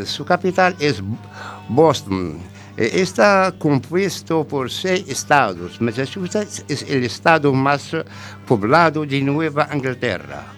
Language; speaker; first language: Spanish; non-native, learner; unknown